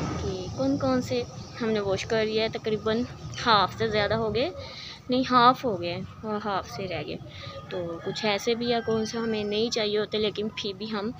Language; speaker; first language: Urdu; native; Urdu